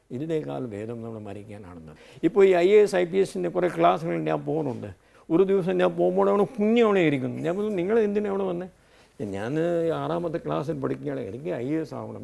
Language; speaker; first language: Malayalam; non-native, fluent; Hindi